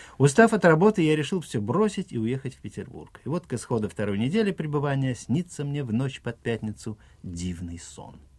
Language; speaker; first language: Russian; native; Russian